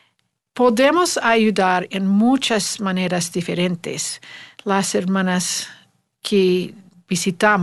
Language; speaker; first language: Spanish; non-native, learner; English